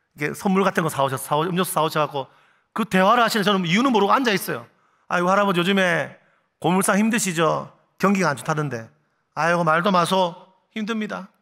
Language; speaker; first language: Korean; native; Korean